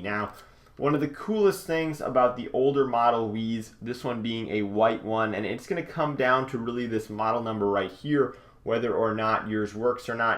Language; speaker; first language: English; native; English